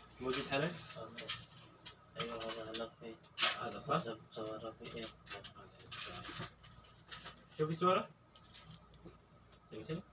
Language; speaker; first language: Arabic; non-native, learner; Hindi